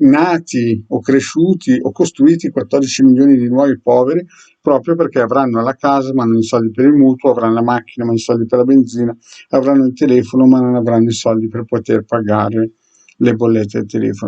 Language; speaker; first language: Italian; native; Italian